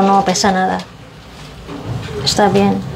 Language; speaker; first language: Spanish; non-native, learner; Indonesian